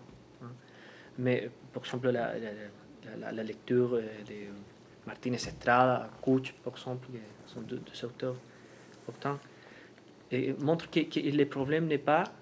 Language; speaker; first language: French; non-native, fluent; Spanish